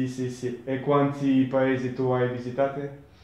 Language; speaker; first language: Italian; non-native, learner; Russian